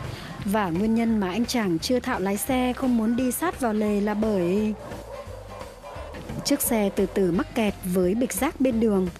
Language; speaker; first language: Vietnamese; native; Vietnamese